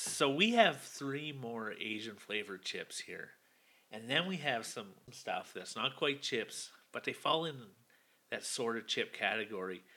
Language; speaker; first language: English; native; English